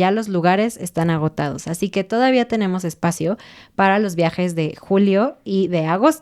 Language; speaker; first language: Spanish; native; Spanish